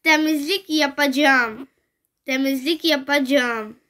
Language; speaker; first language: Turkish; non-native, fluent; Urdu